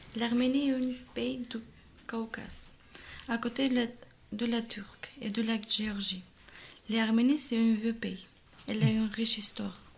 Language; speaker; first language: French; non-native, learner; Armenian